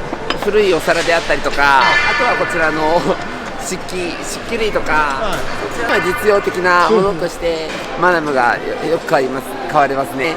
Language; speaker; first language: Japanese; native; Japanese